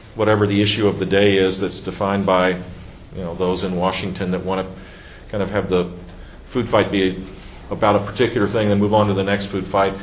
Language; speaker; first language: English; native; English